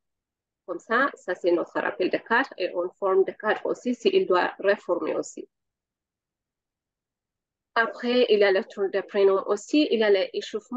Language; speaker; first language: French; non-native, learner; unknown